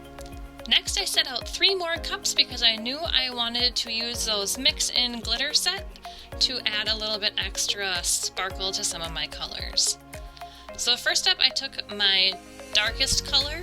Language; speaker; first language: English; native; English